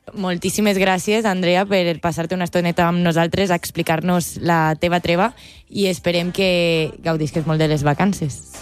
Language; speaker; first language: Catalan; native; Catalan